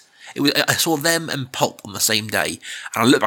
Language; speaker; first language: English; native; English